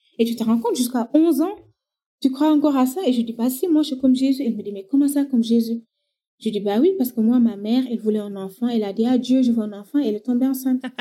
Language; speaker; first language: French; non-native, local second language; Wolof